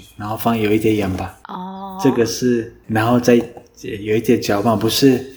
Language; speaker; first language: Chinese; non-native, learner; Kurdish